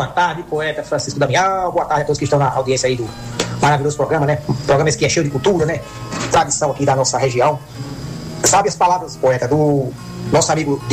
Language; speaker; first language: Portuguese; native; Portuguese